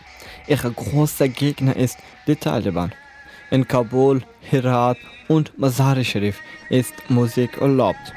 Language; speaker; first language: German; non-native, fluent; Persian